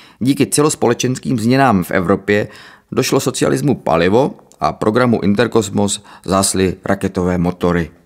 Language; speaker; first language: Czech; native; Czech